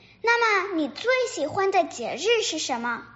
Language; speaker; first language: Chinese; early bilingual, other home language; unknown